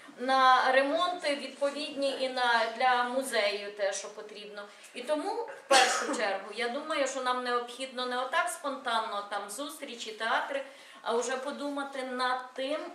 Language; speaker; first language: Ukrainian; native; Ukrainian